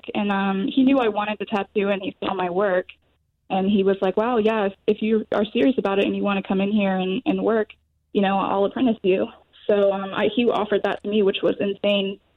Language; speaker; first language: English; native; English